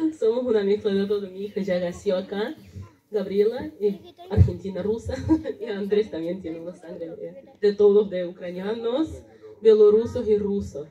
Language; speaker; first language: Spanish; non-native, fluent; Russian